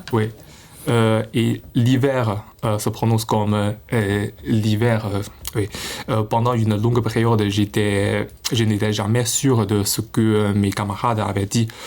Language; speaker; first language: French; non-native, fluent; Chinese